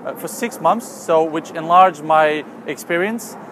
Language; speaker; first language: English; non-native, fluent; Portuguese